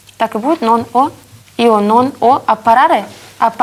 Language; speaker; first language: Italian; non-native, learner; Russian